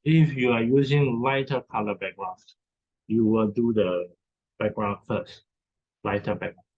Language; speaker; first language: English; non-native, fluent; Chinese